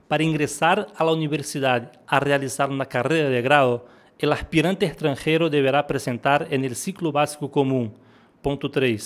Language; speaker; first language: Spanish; non-native, fluent; Portuguese